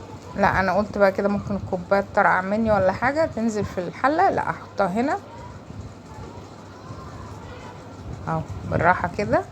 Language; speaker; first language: Arabic; native; Arabic